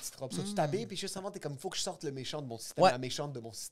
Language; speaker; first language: French; native; French